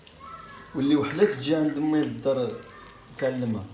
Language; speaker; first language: Arabic; native; Arabic